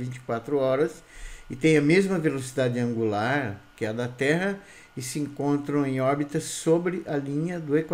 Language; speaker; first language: Portuguese; native; Portuguese